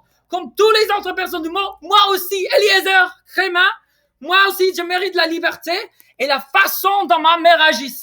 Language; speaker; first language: French; non-native, fluent; English